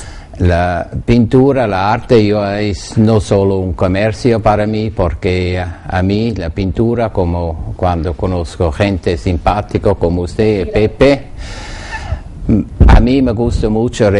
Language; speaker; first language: Spanish; non-native, learner; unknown